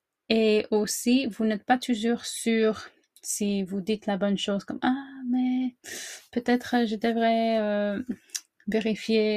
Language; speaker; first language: French; non-native, fluent; English